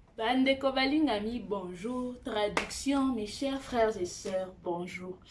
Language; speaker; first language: French; non-native, local second language; Lingala